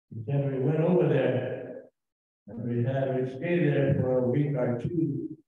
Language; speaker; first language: English; native; English